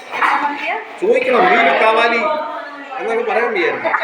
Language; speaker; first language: Malayalam; native; Malayalam